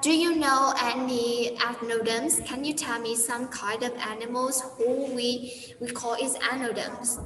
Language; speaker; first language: English; non-native, fluent; Vietnamese